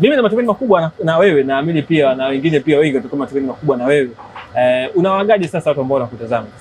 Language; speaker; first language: Swahili; native; Swahili